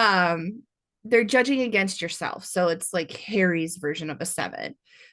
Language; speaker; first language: English; native; English